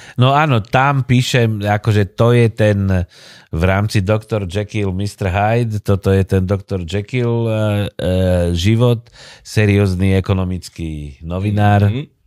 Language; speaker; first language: Slovak; native; Slovak